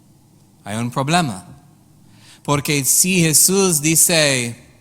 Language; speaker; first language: Spanish; non-native, learner; English